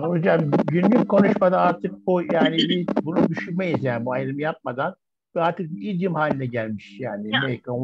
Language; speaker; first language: Turkish; native; Turkish